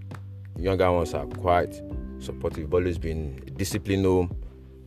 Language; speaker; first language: English; non-native, local second language; Yoruba